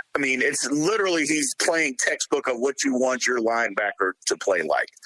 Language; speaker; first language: English; native; English